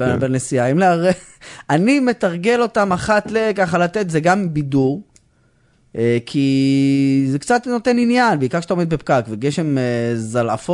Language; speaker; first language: Hebrew; native; Hebrew